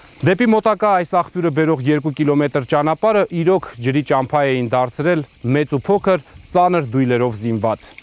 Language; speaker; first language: Armenian; native; Armenian